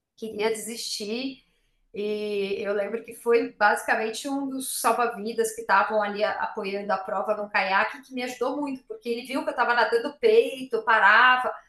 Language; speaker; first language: Portuguese; native; Portuguese